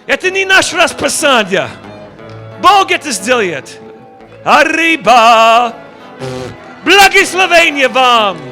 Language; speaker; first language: Russian; non-native, learner; English